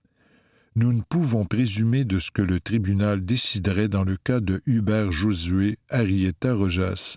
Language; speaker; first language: French; native; French